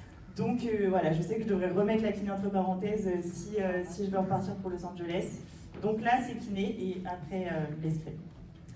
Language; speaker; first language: French; native; French